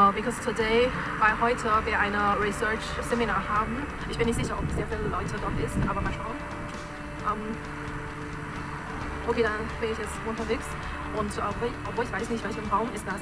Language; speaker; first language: German; non-native, fluent; Chinese